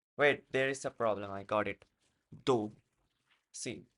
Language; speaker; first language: English; non-native, local second language; Hindi